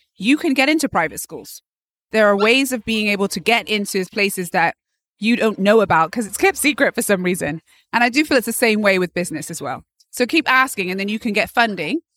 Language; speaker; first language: English; native; English